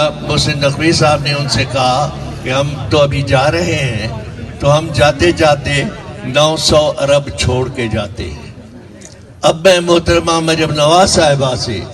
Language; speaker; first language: Urdu; non-native, local second language; Sindhi